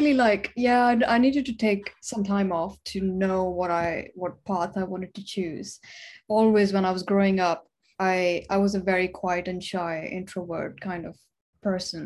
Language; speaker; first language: English; non-native, local second language; Urdu